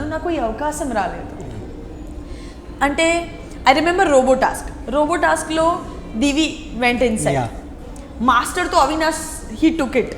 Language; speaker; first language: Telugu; non-native, learner; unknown